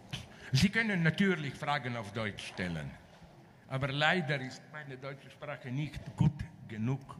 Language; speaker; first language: German; non-native, learner; Slovenian